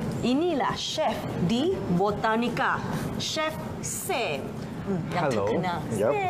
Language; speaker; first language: Malay; native; Malay